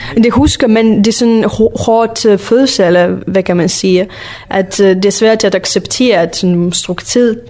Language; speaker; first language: Danish; non-native, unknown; Russian